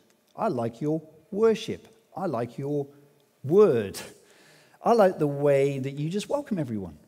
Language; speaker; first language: English; native; English